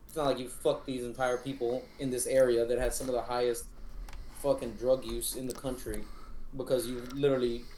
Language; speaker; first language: English; native; English